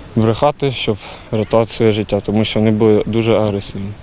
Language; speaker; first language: Ukrainian; native; Ukrainian